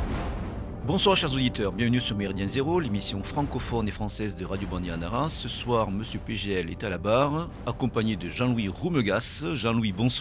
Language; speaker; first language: French; native; French